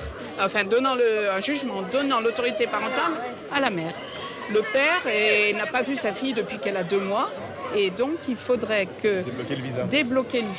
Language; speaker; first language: French; native; French